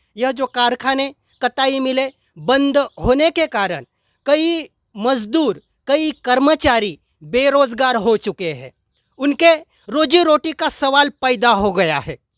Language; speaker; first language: Hindi; non-native, local second language; Marathi